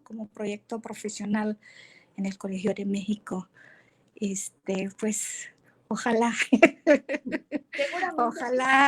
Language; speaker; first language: Spanish; non-native, fluent; Indonesian